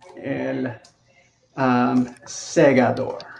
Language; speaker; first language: Spanish; non-native, learner; English